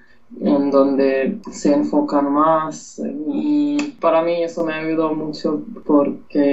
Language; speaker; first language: Spanish; non-native, fluent; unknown